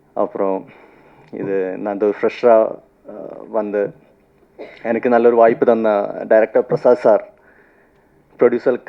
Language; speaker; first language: Tamil; non-native, fluent; Malayalam